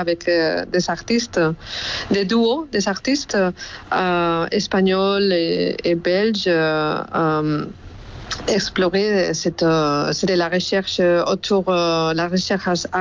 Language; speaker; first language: French; non-native, fluent; Spanish